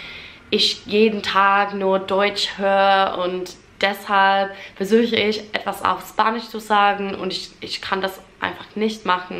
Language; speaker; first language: German; non-native, fluent; English